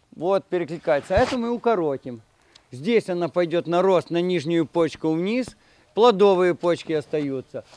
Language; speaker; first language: Russian; non-native, local second language; Ukrainian